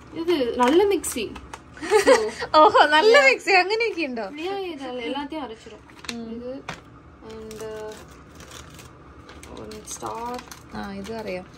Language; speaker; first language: Malayalam; non-native, learner; Tamil